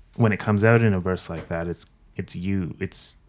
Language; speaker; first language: English; native; English